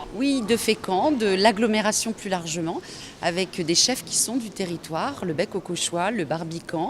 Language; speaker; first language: French; native; French